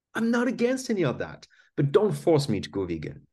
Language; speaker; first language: English; non-native, fluent; French